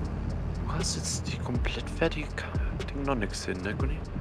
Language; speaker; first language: German; native; German